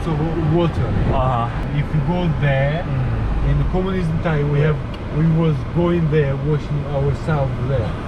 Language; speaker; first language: English; non-native, learner; Albanian